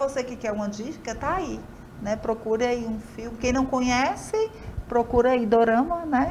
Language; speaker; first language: Portuguese; native; Portuguese